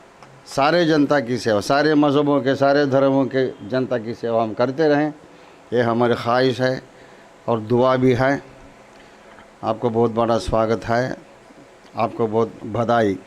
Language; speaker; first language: Hindi; non-native, local second language; Telugu